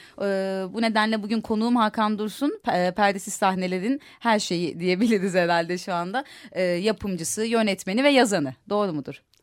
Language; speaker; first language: Turkish; native; Turkish